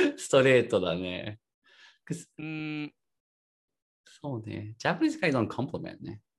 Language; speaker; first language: Japanese; native; Japanese